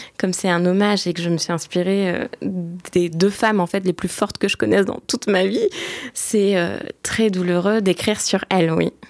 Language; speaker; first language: French; early bilingual, other home language; Turkish